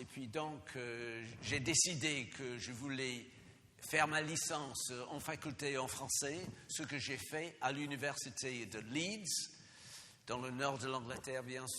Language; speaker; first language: French; non-native, fluent; English